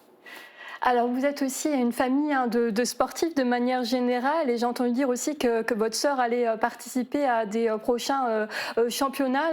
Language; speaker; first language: French; native; French